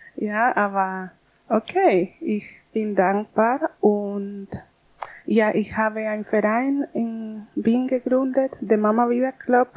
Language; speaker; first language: German; non-native, learner; Spanish